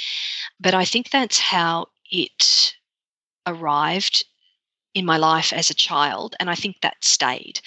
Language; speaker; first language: English; native; English